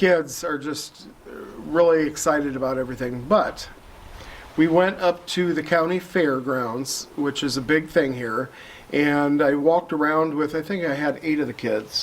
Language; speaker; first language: English; native; English